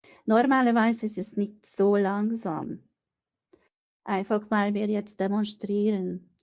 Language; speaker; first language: German; non-native, fluent; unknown